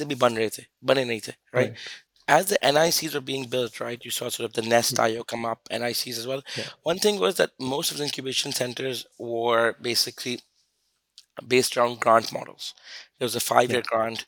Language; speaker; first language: English; non-native, local second language; Urdu